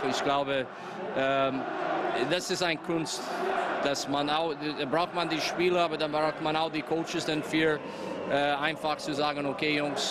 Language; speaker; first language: German; non-native, fluent; English